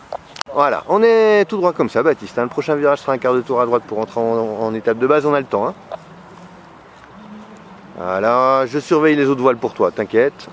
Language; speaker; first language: French; native; French